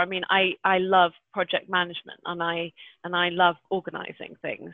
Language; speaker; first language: English; native; English